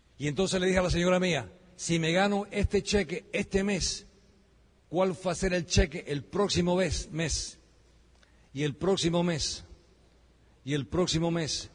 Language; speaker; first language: Spanish; early bilingual, heritage; Spanish